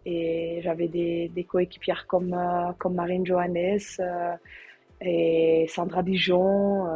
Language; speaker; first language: French; non-native, learner; Dutch